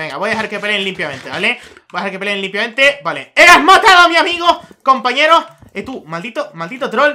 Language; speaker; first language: Spanish; native; Spanish